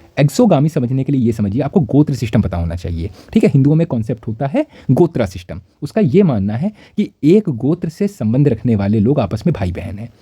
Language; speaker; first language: Hindi; native; Hindi